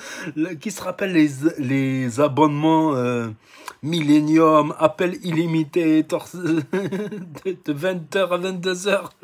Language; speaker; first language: French; native; French